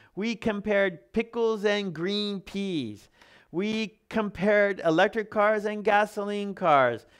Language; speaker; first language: English; native; English